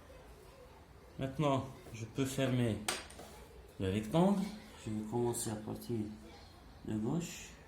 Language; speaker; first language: French; non-native, local second language; Arabic